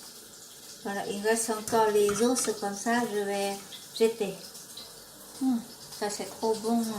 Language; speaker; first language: French; non-native, learner; Vietnamese